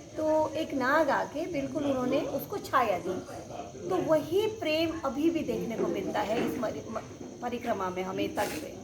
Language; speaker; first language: Hindi; non-native, local second language; Nepali